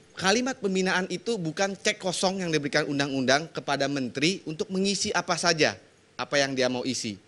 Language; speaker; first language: Indonesian; native; Indonesian